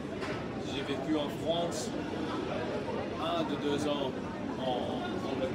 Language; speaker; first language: French; early bilingual, other home language; English